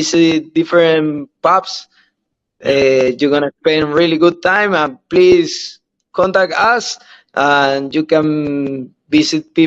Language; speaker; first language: English; non-native, learner; Spanish